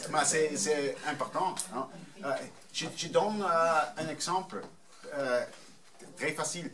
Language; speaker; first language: French; non-native, fluent; German